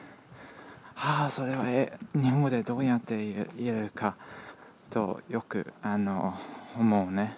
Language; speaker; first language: Japanese; non-native, learner; English